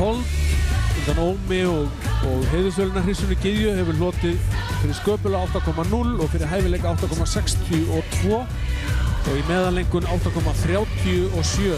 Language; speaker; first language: Icelandic; native; Icelandic